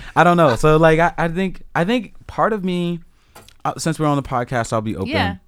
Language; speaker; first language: English; native; English